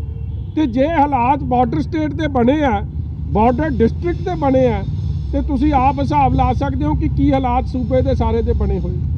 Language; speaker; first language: Hindi; non-native, local second language; Punjabi